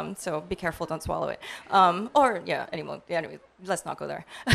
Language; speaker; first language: English; native; English